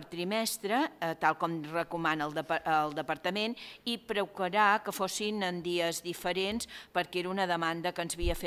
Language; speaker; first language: Catalan; native; Catalan